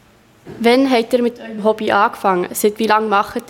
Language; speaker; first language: German; native; German